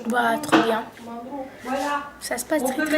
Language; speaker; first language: French; non-native, learner; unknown